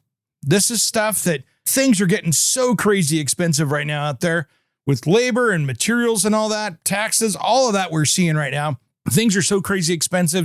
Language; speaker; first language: English; native; English